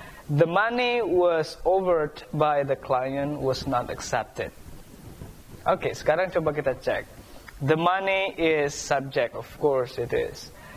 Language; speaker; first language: English; non-native, fluent; Indonesian